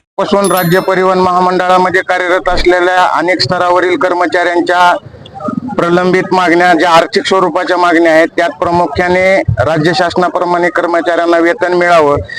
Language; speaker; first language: Marathi; native; Marathi